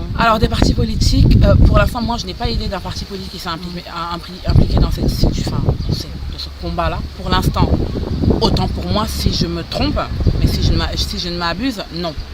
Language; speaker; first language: French; non-native, local second language; Arabic